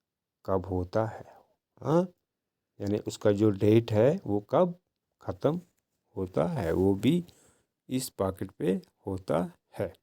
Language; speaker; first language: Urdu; non-native, local second language; Kashmiri